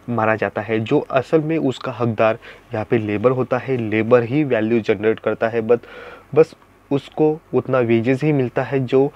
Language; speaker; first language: Hindi; non-native, local second language; Marathi